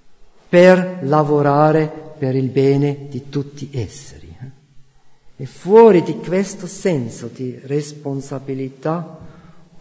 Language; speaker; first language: Italian; non-native, fluent; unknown